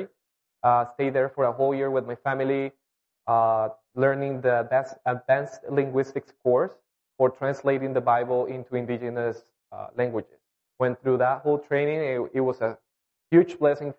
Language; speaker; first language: English; non-native, fluent; Spanish